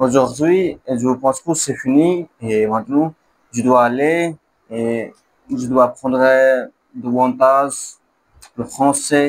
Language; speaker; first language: French; non-native, learner; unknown